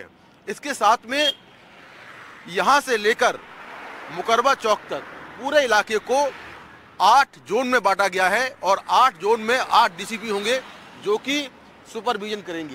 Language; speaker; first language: Hindi; native; Hindi